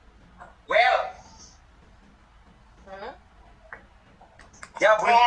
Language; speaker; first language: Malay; non-native, local second language; Javanese